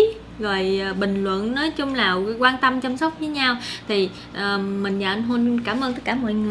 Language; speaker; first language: Vietnamese; native; Vietnamese